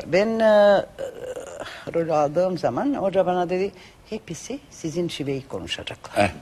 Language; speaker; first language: Turkish; non-native, learner; Macedonian